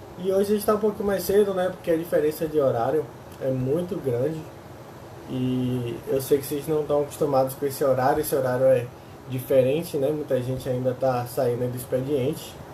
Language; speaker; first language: Portuguese; native; Portuguese